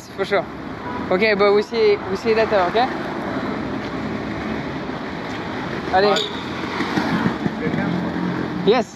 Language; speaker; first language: English; non-native, learner; French